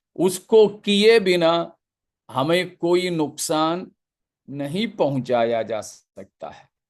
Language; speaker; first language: Hindi; non-native, local second language; Malayalam